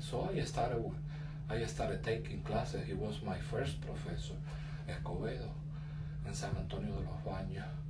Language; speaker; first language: English; non-native, fluent; Spanish